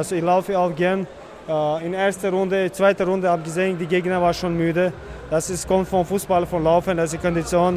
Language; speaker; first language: German; non-native, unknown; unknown